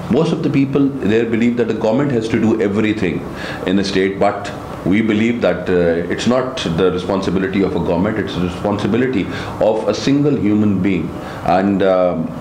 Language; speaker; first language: English; non-native, local second language; Urdu